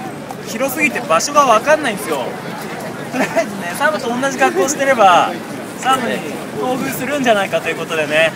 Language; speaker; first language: Japanese; native; Japanese